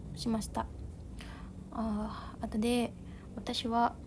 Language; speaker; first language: Japanese; non-native, learner; Indonesian